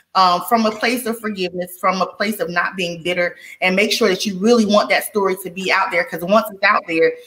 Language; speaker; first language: English; native; English